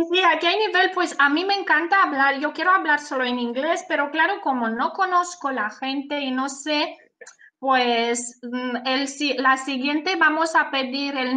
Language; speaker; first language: Spanish; non-native, fluent; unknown